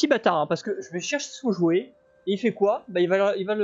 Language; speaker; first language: French; native; French